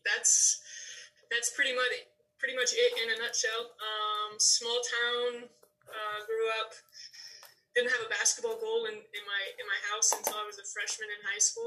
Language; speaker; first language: English; native; English